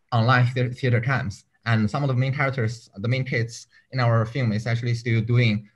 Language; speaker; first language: English; non-native, fluent; Chinese